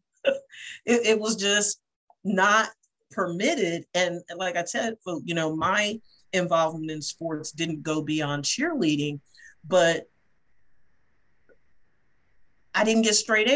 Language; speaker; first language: English; native; English